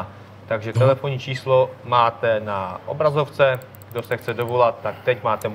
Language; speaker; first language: Czech; native; Czech